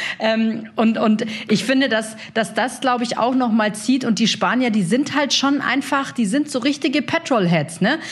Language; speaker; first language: German; native; German